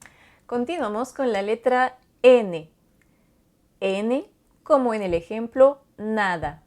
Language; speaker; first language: Spanish; non-native, fluent; French